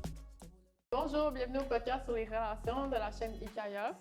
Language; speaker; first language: French; native; French